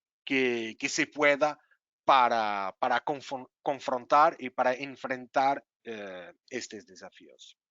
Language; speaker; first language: Spanish; non-native, fluent; Portuguese